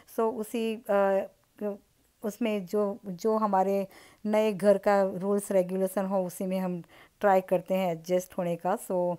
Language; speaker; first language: Hindi; native; Hindi